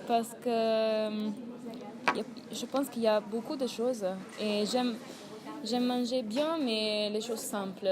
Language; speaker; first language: French; non-native, fluent; Italian